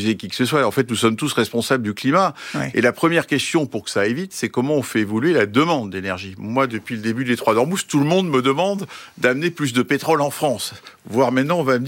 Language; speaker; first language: French; native; French